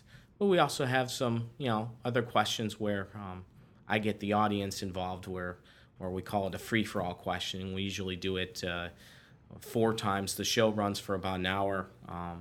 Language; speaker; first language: English; native; English